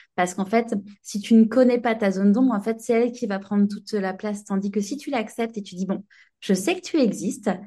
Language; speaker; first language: French; native; French